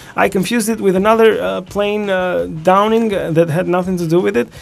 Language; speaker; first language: English; non-native, fluent; Albanian